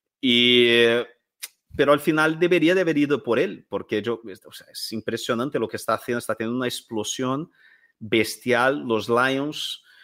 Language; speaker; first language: Spanish; non-native, fluent; Portuguese